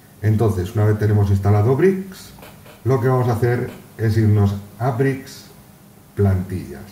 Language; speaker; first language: Spanish; native; Spanish